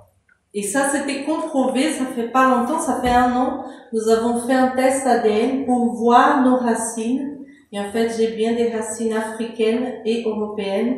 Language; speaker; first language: French; non-native, fluent; Portuguese